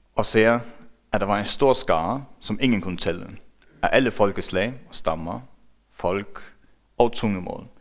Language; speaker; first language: Danish; non-native, local second language; Faroese